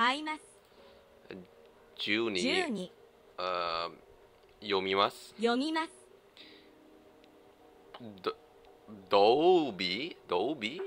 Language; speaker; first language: Japanese; non-native, learner; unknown